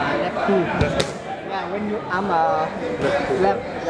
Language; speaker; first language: English; non-native, learner; Thai